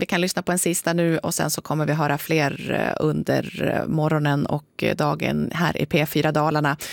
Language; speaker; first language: Swedish; native; Swedish